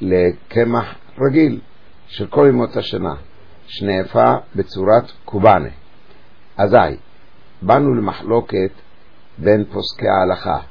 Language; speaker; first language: Hebrew; native; Hebrew